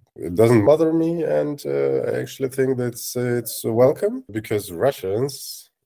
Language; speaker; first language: English; non-native, fluent; Russian